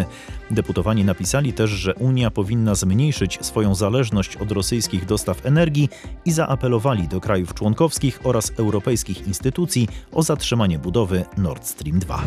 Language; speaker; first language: Polish; native; Polish